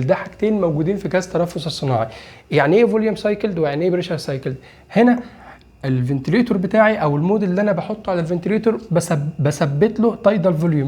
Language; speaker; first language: Arabic; native; Arabic